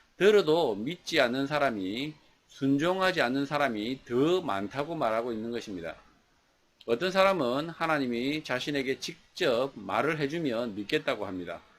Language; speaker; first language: Korean; native; Korean